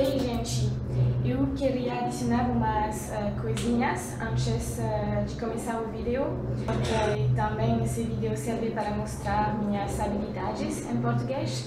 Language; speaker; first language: Portuguese; non-native, learner; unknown